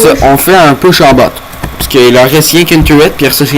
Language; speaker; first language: French; native; French